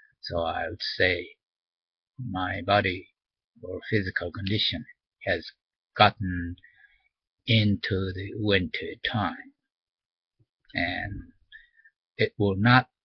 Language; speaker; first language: English; non-native, learner; Japanese